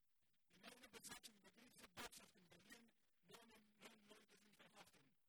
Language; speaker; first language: German; non-native, learner; Greek